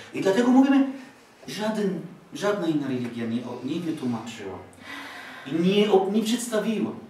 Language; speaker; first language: Polish; non-native, fluent; Arabic